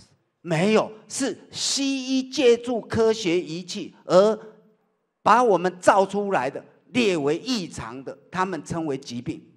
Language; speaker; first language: Chinese; native; Chinese